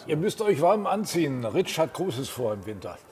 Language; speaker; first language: German; native; German